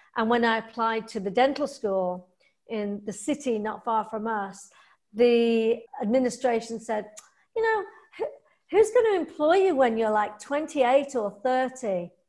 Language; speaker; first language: English; native; English